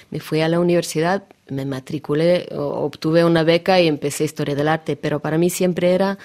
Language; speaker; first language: Spanish; non-native, fluent; Russian